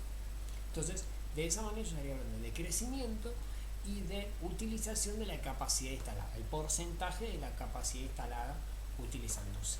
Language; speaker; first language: Spanish; native; Spanish